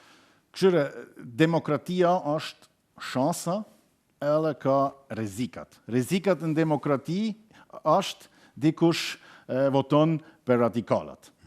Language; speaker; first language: Albanian; non-native, learner; German